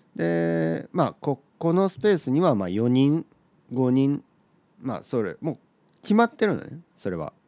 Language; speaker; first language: Japanese; native; Japanese